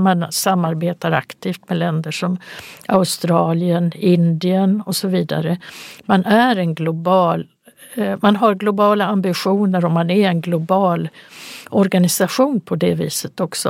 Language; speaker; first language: Swedish; native; Swedish